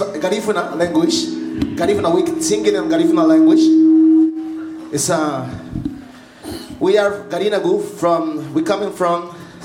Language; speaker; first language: English; non-native, learner; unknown